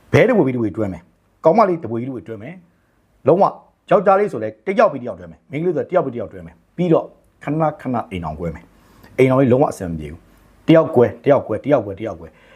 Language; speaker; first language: Burmese; native; Burmese